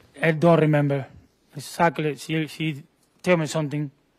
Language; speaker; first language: English; non-native, learner; Spanish